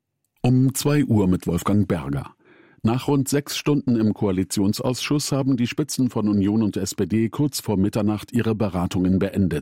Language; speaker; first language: German; native; German